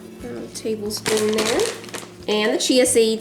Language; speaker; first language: English; native; English